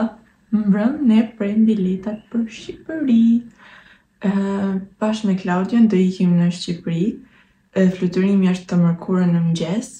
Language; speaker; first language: Albanian; native; Albanian